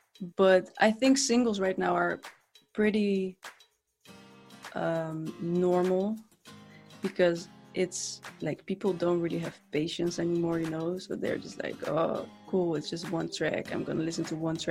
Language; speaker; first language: English; non-native, fluent; Dutch